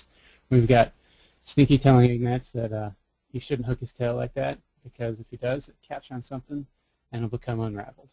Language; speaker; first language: English; native; English